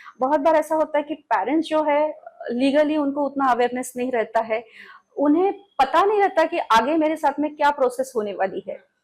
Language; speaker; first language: Hindi; non-native, local second language; Marathi